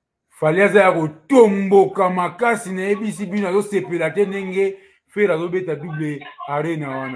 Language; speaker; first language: French; non-native, local second language; Lingala